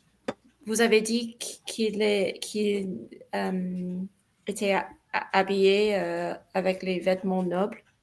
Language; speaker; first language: French; non-native, learner; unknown